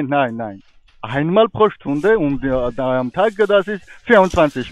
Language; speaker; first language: German; non-native, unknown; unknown